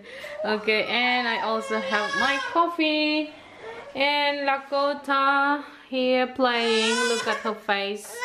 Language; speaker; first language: English; non-native, local second language; Filipino